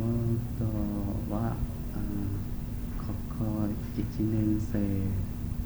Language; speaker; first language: Japanese; non-native, learner; English